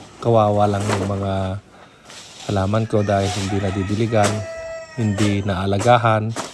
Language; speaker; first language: Filipino; non-native, local second language; Iloko